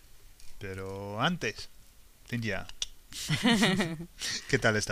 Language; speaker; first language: Spanish; non-native, fluent; English